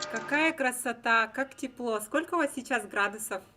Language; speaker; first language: Russian; native; Russian